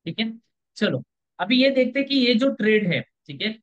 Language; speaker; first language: Hindi; non-native, local second language; Marathi